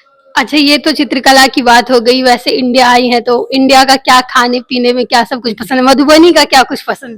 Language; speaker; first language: Hindi; native; Hindi